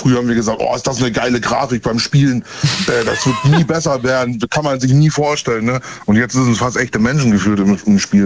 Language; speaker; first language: German; native; German